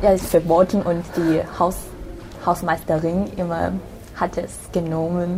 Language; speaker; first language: German; non-native, learner; Chinese